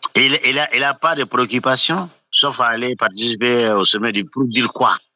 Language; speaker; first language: French; non-native, local second language; Bambara